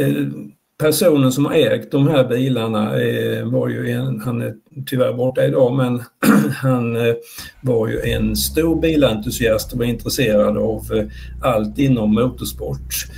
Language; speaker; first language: Swedish; native; Swedish